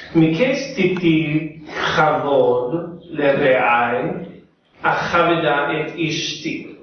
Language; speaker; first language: Hebrew; non-native, learner; English